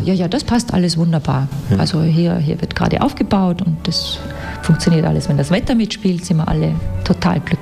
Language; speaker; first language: German; native; German